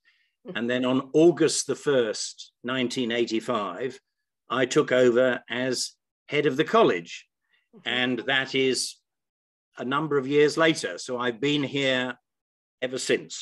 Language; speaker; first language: English; native; English